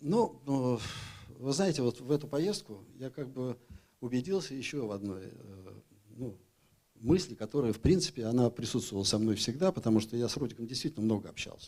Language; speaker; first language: Russian; native; Russian